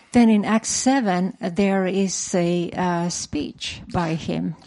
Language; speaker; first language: English; non-native, fluent; Finnish